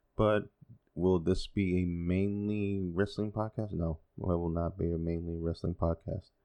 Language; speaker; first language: English; non-native, fluent; Spanish